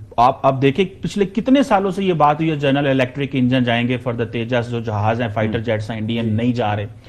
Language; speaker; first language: Urdu; native; Urdu